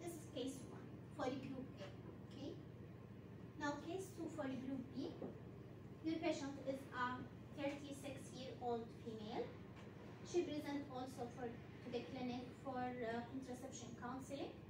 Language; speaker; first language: English; non-native, fluent; Arabic